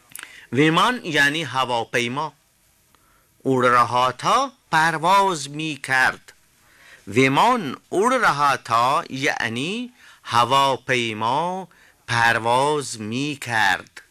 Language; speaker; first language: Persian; non-native, fluent; Hindi